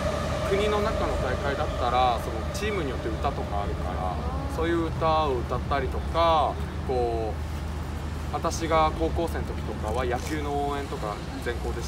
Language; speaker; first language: Japanese; native; Japanese